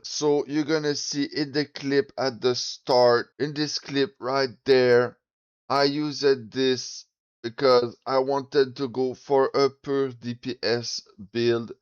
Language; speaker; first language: English; non-native, fluent; French